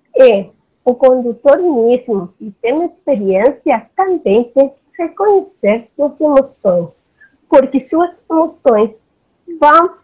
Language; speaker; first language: Portuguese; non-native, learner; Spanish